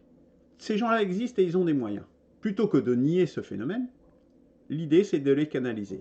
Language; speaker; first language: French; native; French